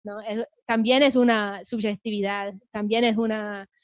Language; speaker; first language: Spanish; non-native, fluent; English